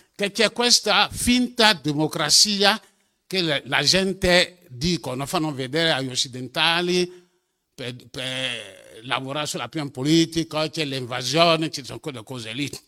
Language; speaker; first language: Italian; non-native, fluent; French